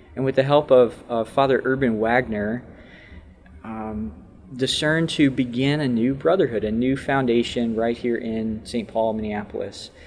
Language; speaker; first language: English; native; English